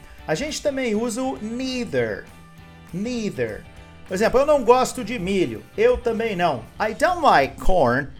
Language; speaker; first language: Portuguese; native; Portuguese